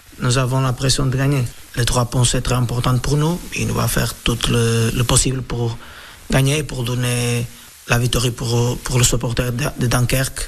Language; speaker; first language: French; non-native, fluent; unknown